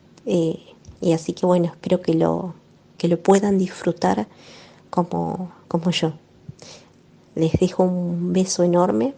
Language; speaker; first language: Spanish; native; Spanish